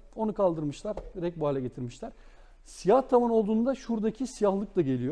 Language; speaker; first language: Turkish; native; Turkish